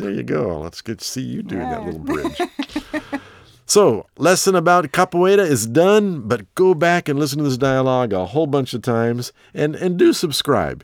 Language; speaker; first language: English; native; English